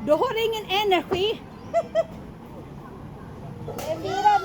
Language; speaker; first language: Swedish; non-native, fluent; Filipino